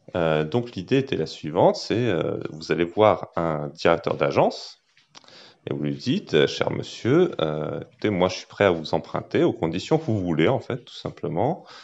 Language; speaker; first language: French; native; French